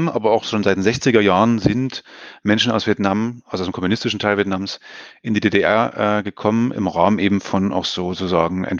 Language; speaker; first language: German; native; German